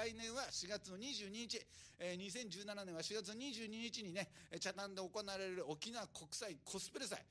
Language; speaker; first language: Japanese; native; Japanese